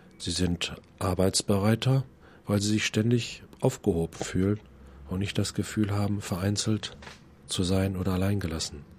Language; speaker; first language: German; native; German